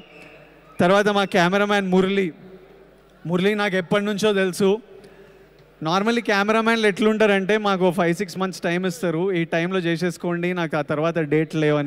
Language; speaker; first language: Telugu; native; Telugu